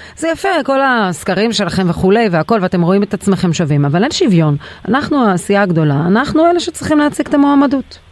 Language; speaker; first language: Hebrew; native; Hebrew